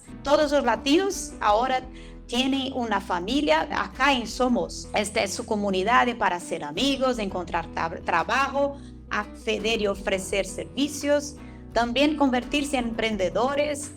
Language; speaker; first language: Spanish; non-native, fluent; Portuguese